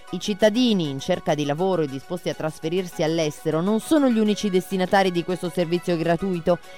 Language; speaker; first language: Italian; native; Italian